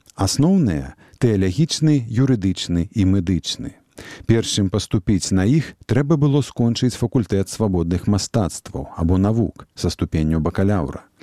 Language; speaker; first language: Belarusian; native; Belarusian